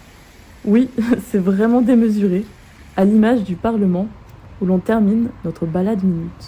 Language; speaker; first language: French; native; French